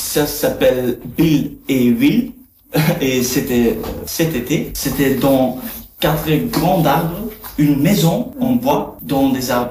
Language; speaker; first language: French; non-native, learner; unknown